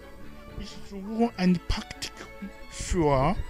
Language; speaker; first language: German; non-native, fluent; Rundi